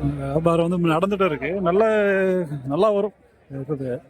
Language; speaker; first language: Tamil; native; Tamil